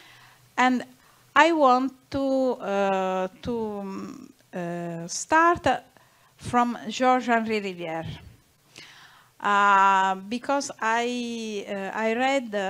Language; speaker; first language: English; non-native, learner; Italian